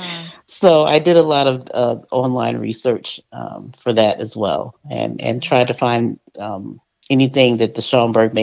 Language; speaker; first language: English; native; English